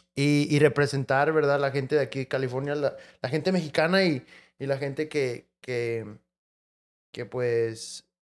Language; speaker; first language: English; early bilingual, other home language; Spanish